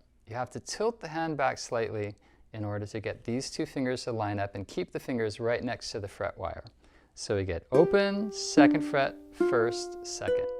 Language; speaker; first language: English; native; English